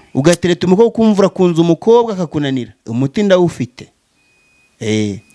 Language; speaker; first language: Kinyarwanda; early bilingual, heritage; Kinyarwanda